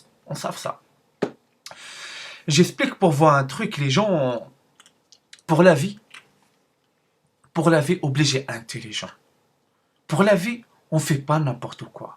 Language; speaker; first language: French; non-native, learner; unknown